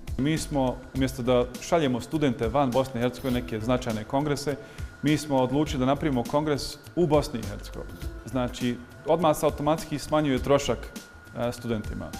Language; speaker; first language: Bosnian; early bilingual, heritage; Bosnian